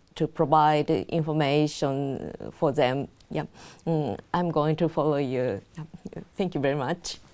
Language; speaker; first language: English; non-native, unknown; Japanese